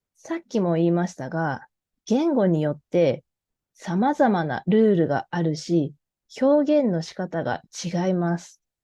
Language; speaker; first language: Japanese; native; Japanese